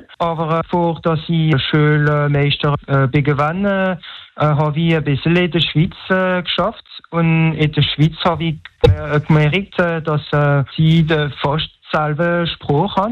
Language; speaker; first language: German; non-native, local second language; French